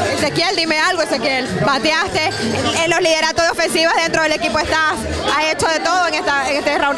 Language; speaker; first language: Spanish; native; Spanish